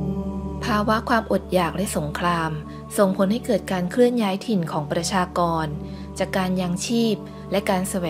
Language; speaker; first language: Thai; native; Thai